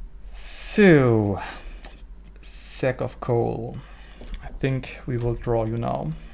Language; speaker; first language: English; non-native, fluent; German